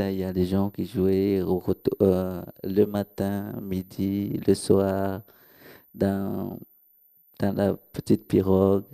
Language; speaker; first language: French; non-native, local second language; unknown